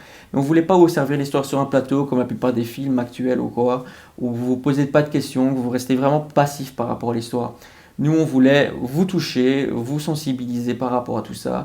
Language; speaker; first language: French; native; French